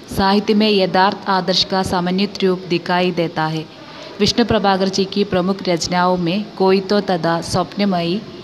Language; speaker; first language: Hindi; non-native, local second language; Malayalam